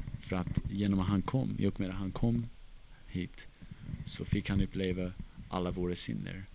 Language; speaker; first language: Swedish; non-native, fluent; English